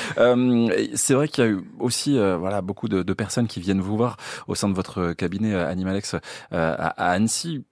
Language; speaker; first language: French; native; French